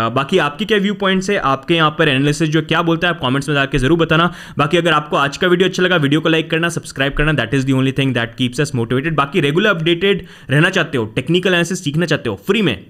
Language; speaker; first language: Hindi; native; Hindi